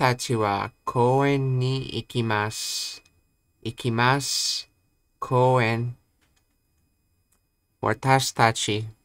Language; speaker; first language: Japanese; non-native, learner; English